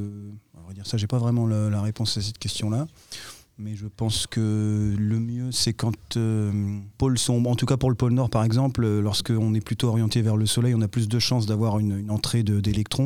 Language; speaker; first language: French; native; French